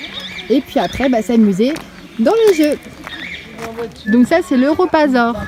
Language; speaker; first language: French; native; French